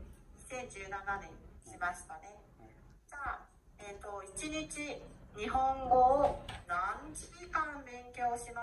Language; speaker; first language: Japanese; non-native, learner; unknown